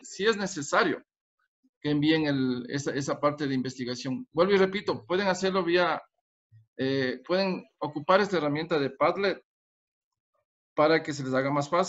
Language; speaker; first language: Spanish; native; Spanish